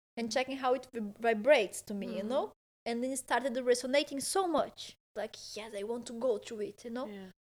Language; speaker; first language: English; non-native, fluent; Portuguese